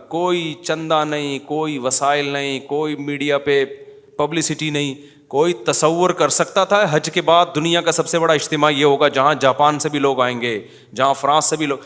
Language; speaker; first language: Urdu; native; Urdu